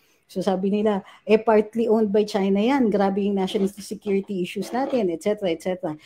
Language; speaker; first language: English; non-native, local second language; Filipino